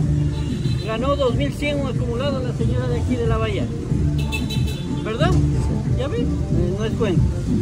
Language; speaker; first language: Spanish; native; Spanish